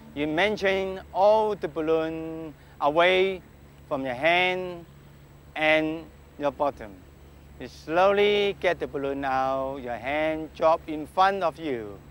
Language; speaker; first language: English; non-native, local second language; Cantonese